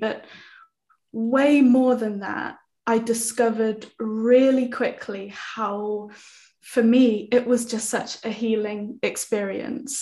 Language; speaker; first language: English; native; English